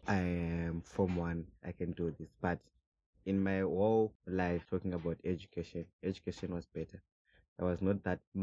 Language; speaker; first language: English; non-native, local second language; Shona